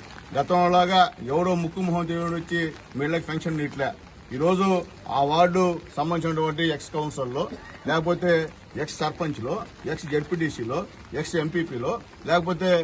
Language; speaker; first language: Telugu; native; Telugu